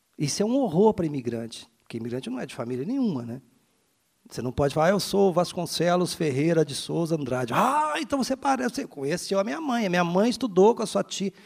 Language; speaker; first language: Portuguese; native; Portuguese